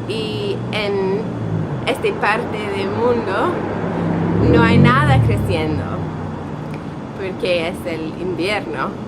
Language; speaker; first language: Spanish; non-native, learner; English